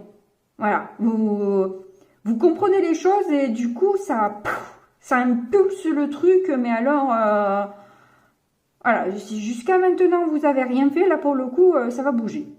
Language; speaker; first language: French; native; French